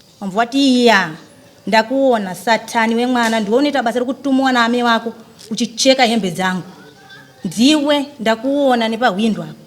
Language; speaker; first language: Shona; native; Shona